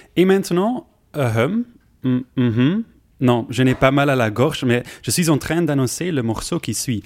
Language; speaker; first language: French; non-native, fluent; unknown